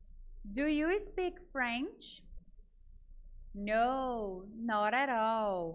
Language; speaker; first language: English; non-native, fluent; Portuguese